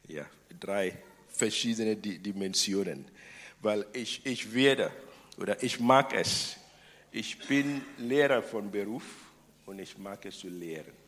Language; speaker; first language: German; non-native, fluent; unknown